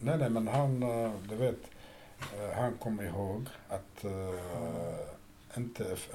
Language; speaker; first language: Swedish; non-native, fluent; Arabic